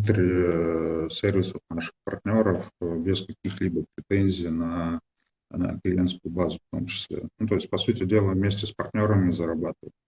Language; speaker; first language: Russian; native; Russian